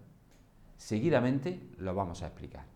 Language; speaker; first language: Spanish; native; Spanish